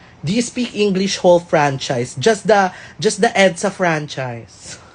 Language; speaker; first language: English; non-native, local second language; Filipino